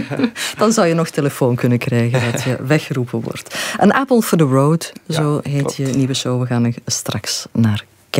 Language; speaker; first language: Dutch; native; Dutch